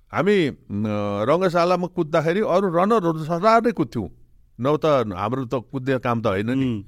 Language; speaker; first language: Nepali; native; Nepali